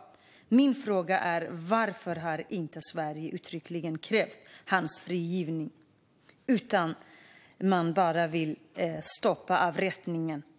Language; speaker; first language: Swedish; non-native, fluent; Kurdish